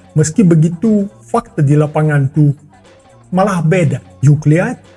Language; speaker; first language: Indonesian; non-native, fluent; Russian